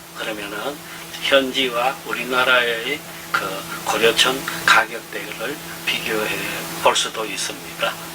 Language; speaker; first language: Korean; native; Korean